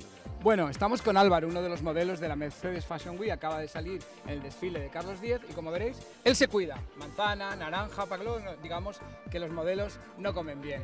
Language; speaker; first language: Spanish; native; Spanish